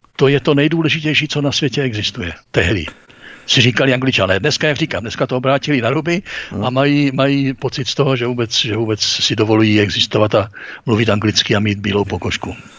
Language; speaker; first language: Czech; native; Czech